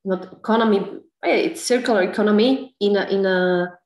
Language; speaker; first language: English; non-native, fluent; Slovak